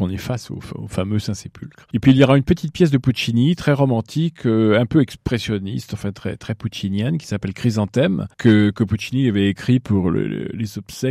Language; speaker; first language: French; native; French